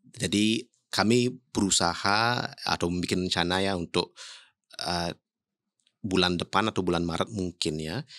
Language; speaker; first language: Indonesian; early bilingual, heritage; English